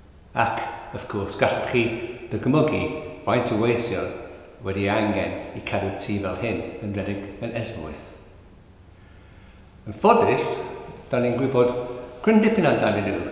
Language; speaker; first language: Welsh; non-native, learner; English